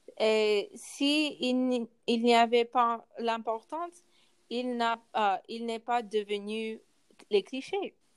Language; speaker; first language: French; non-native, learner; English